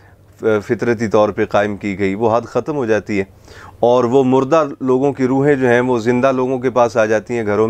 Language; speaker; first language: Urdu; native; Urdu